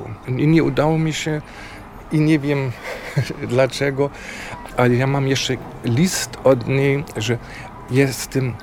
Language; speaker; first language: Polish; non-native, fluent; German